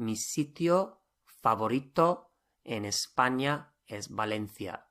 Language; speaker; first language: Spanish; non-native, fluent; English